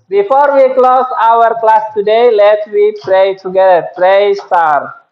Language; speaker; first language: English; non-native, fluent; Indonesian